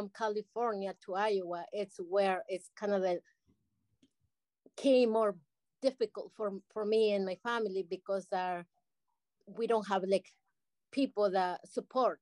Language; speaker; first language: English; non-native, learner; Spanish